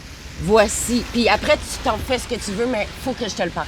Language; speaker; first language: French; native; French